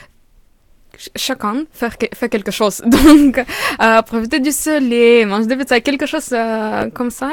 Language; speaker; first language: French; non-native, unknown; Ukrainian